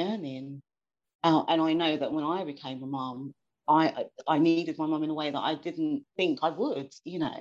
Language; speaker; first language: English; native; English